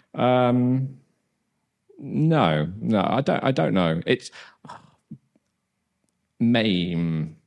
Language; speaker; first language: English; native; English